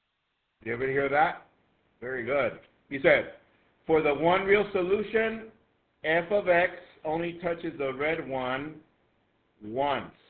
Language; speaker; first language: English; native; English